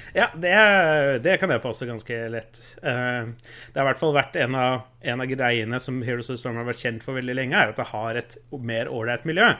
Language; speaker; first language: Norwegian; early bilingual, other home language; Spanish